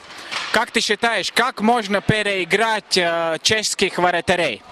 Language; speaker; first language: Russian; non-native, local second language; Latvian